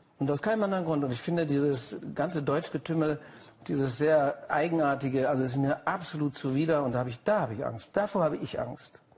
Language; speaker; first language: German; native; German